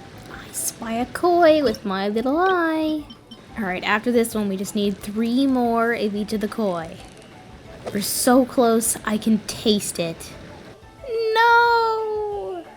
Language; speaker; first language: English; native; English